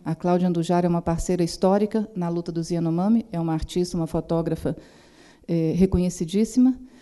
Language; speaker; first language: Portuguese; native; Portuguese